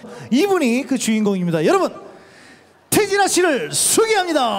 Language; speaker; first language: Korean; native; Korean